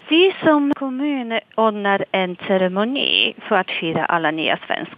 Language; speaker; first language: Swedish; non-native, fluent; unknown